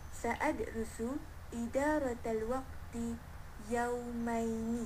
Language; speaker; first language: Arabic; non-native, learner; Malay